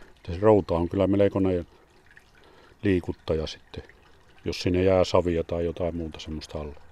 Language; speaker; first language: Finnish; native; Finnish